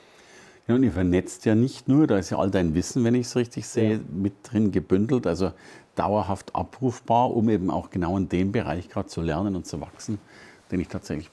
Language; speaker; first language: German; native; German